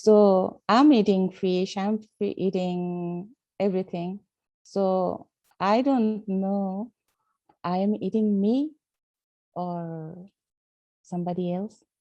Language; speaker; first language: English; non-native, learner; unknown